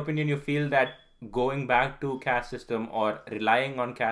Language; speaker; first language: English; non-native, local second language; Tamil